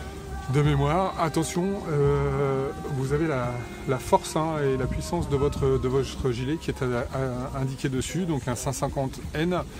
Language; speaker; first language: French; native; French